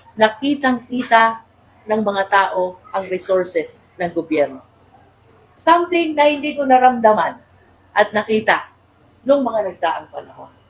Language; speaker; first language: Filipino; native; Filipino